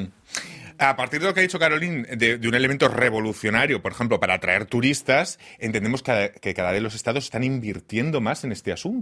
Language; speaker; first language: Spanish; native; Spanish